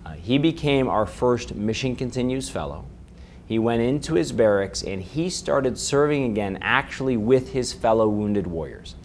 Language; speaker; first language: English; native; English